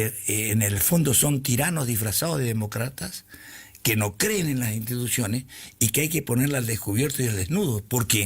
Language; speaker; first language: Spanish; native; Spanish